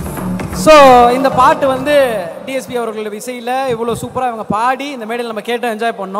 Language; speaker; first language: Tamil; native; Tamil